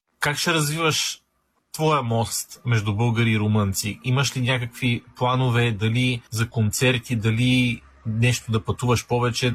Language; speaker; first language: Bulgarian; native; Bulgarian